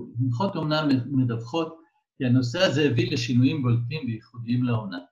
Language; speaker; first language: Hebrew; native; Hebrew